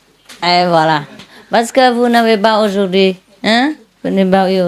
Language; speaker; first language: French; non-native, learner; Vietnamese